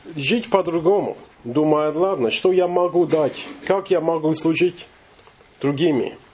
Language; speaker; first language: Russian; non-native, fluent; English